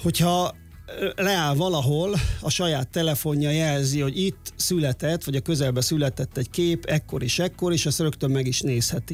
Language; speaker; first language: Hungarian; native; Hungarian